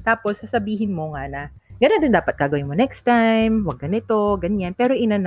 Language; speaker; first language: Filipino; non-native, local second language; Iloko